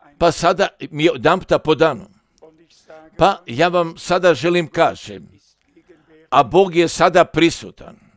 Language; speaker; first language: Croatian; early bilingual, heritage; Croatian